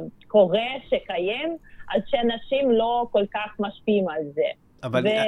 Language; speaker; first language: Hebrew; non-native, fluent; Russian